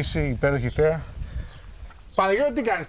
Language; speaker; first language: Greek; native; Greek